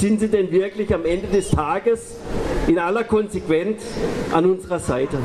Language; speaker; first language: German; native; German